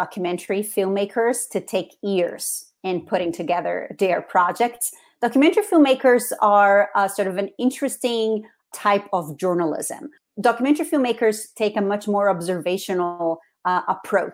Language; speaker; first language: English; non-native, fluent; Portuguese